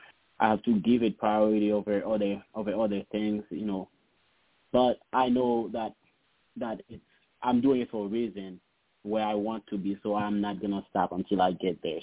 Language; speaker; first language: English; non-native, fluent; Haitian Creole